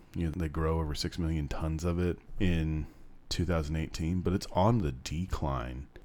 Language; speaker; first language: English; native; English